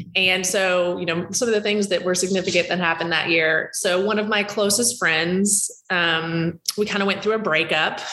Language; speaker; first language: English; native; English